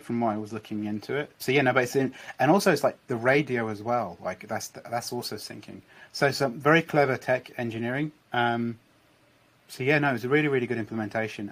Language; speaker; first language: English; native; English